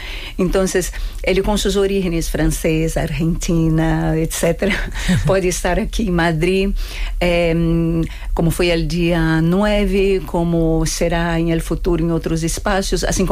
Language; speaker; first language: Spanish; non-native, fluent; Portuguese